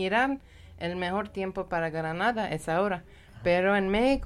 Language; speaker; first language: Spanish; non-native, learner; Persian